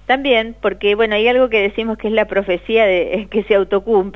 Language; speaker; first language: Spanish; native; Spanish